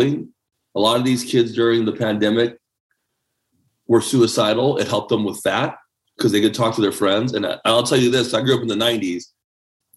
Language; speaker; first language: English; early bilingual, other home language; Chinese